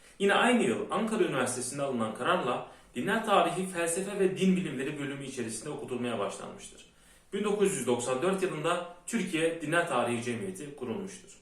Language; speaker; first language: Turkish; early bilingual, heritage; Turkish